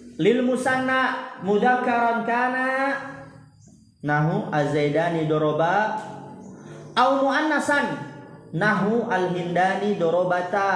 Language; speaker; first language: Arabic; non-native, fluent; Indonesian